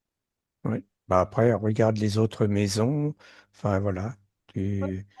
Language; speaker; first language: French; native; French